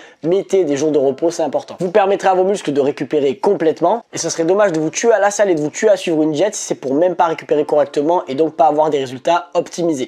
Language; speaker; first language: French; native; French